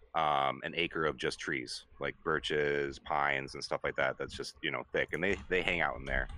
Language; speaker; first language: English; native; English